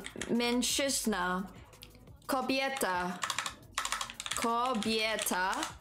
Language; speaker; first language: Polish; non-native, learner; Chinese